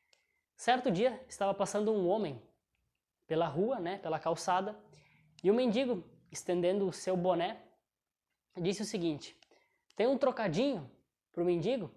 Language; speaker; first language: Portuguese; native; Portuguese